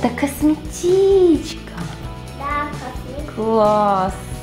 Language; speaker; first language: Russian; native; Russian